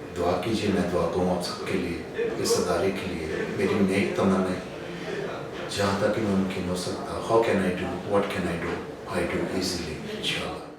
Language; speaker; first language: Urdu; non-native, local second language; Punjabi